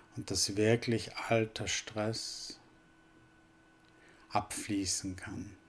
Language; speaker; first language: German; native; German